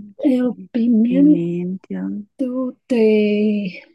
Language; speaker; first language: Spanish; non-native, learner; Chinese